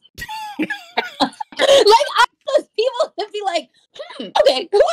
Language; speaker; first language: English; native; English